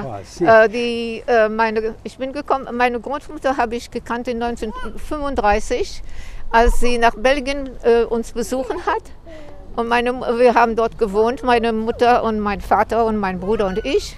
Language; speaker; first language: German; early bilingual, heritage; German